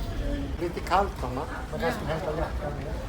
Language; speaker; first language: Swedish; native; Swedish